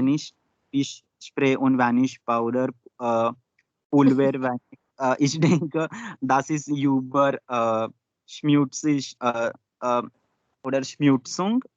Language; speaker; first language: German; non-native, learner; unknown